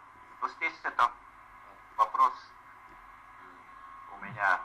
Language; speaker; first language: Russian; non-native, fluent; Estonian